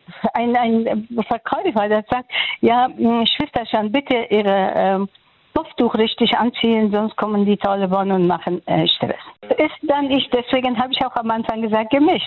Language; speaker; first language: German; non-native, fluent; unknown